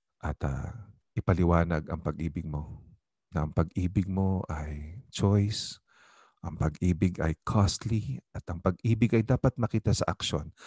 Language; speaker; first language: Filipino; native; Filipino